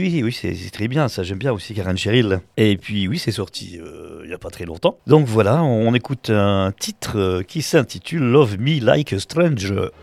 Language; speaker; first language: French; native; French